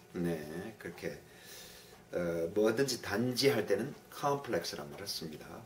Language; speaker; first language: Korean; native; Korean